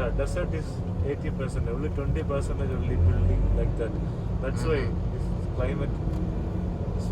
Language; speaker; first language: English; non-native, learner; Tamil